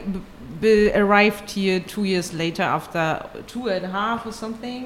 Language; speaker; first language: English; non-native, fluent; German